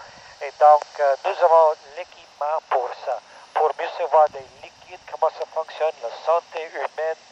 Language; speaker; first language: French; non-native, local second language; English